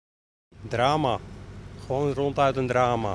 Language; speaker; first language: Dutch; native; Dutch